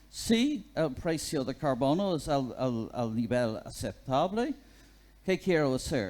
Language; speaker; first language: Spanish; non-native, fluent; English